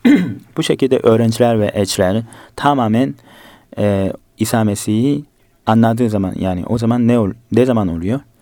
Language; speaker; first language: Turkish; non-native, fluent; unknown